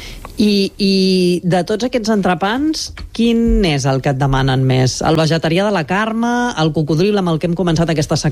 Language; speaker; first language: Catalan; native; Catalan